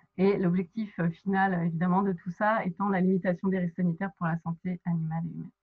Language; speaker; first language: French; native; French